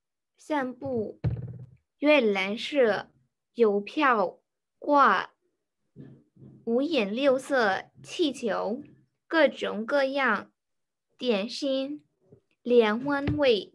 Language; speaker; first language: Chinese; non-native, learner; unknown